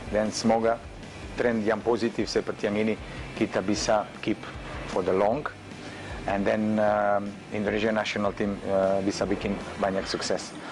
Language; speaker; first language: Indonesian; non-native, fluent; Serbian